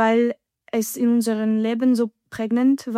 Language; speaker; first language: German; non-native, fluent; French